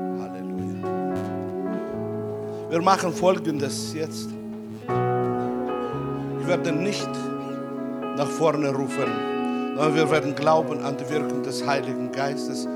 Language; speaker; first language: German; non-native, fluent; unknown